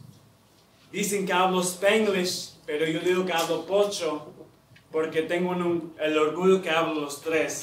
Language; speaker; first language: Spanish; early bilingual, heritage; Spanish